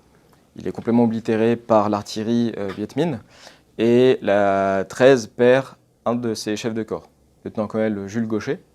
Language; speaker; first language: French; native; French